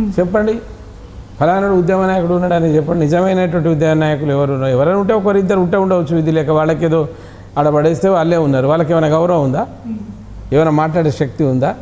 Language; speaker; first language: Telugu; non-native, local second language; Lambadi